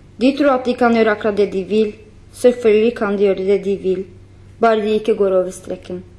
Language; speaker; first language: Norwegian; non-native, fluent; Kurdish